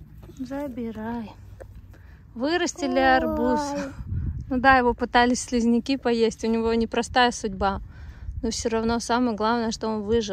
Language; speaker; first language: Russian; native; Russian